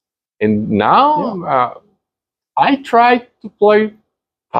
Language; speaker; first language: English; non-native, learner; Spanish